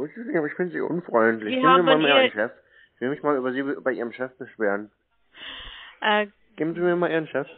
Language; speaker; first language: German; native; German